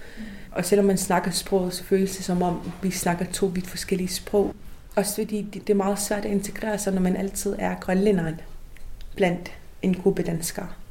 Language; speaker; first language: Danish; non-native, local second language; Kalaallisut